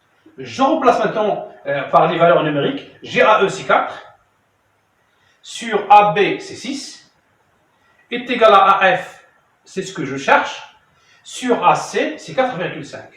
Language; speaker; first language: French; non-native, local second language; Arabic